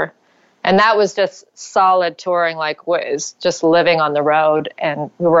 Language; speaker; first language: English; native; English